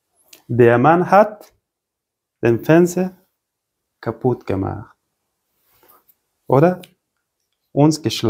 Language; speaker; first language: German; non-native, fluent; Persian